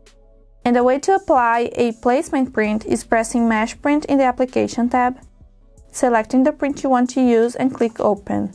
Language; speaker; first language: English; non-native, fluent; Portuguese